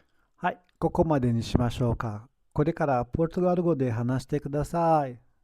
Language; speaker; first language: Japanese; non-native, fluent; Portuguese